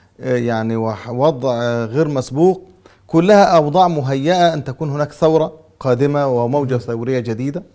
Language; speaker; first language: Arabic; native; Arabic